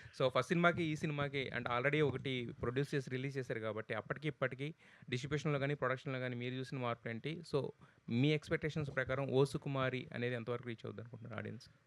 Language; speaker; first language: Telugu; native; Telugu